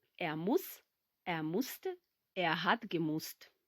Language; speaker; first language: German; non-native, fluent; Ukrainian